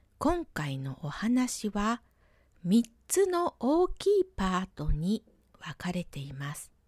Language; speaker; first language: Japanese; native; Japanese